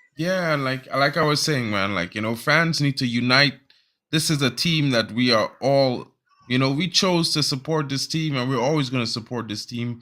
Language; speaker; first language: English; native; English